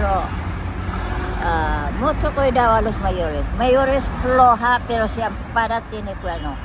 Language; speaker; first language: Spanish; non-native, learner; Filipino